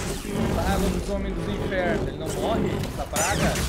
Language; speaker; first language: Portuguese; native; Portuguese